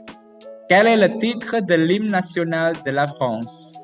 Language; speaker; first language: French; non-native, fluent; Indonesian